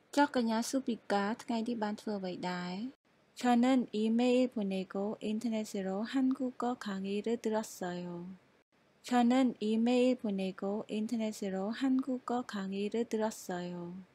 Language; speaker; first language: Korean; non-native, fluent; Khmer